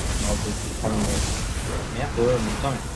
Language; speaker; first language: French; native; French